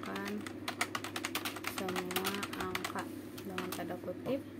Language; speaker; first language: Indonesian; native; Indonesian